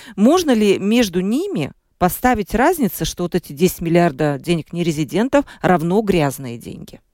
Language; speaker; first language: Russian; native; Russian